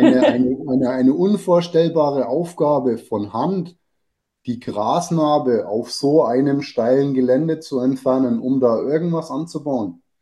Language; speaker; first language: German; native; German